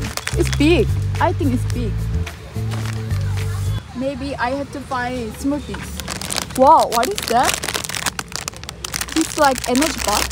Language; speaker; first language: English; non-native, learner; Korean